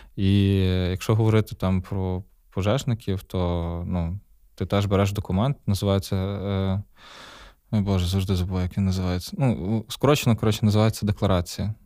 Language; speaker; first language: Ukrainian; native; Ukrainian